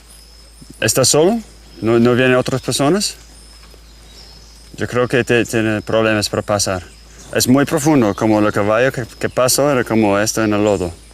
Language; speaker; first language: Spanish; non-native, learner; English